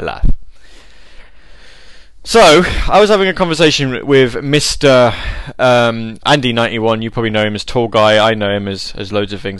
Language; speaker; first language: English; native; English